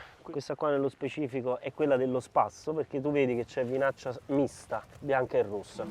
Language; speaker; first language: Italian; native; Italian